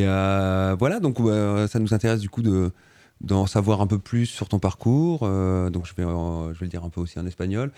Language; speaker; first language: French; native; French